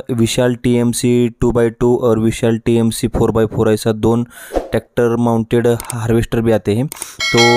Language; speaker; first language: Hindi; non-native, local second language; Marathi